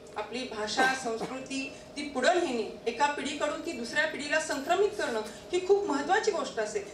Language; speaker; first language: Marathi; native; Marathi